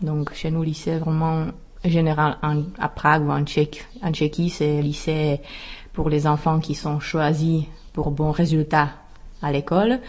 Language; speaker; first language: French; non-native, fluent; Czech